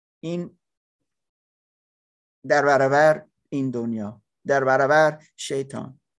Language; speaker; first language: Persian; non-native, learner; English